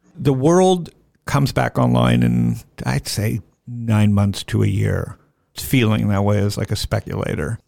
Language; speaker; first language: English; native; English